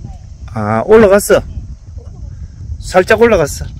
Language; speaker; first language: Korean; native; Korean